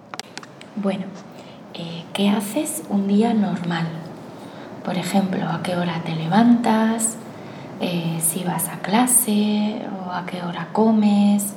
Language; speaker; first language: Spanish; native; Spanish